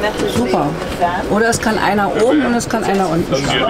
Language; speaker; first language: German; native; German